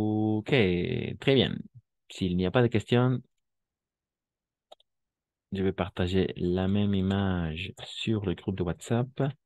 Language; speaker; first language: French; non-native, fluent; Spanish